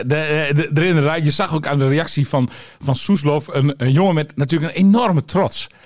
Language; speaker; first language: Dutch; native; Dutch